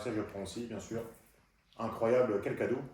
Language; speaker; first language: French; native; French